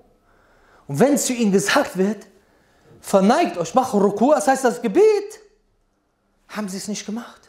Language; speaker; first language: German; native; German